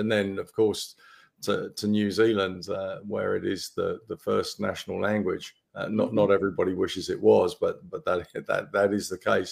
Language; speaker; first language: English; native; English